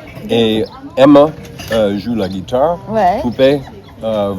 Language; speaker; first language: French; non-native, fluent; English